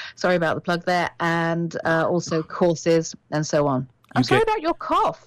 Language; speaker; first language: English; native; English